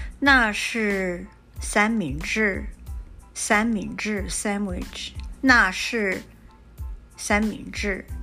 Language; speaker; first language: Chinese; non-native, fluent; English